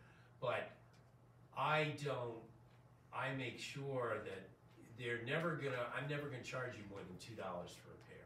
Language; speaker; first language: English; native; English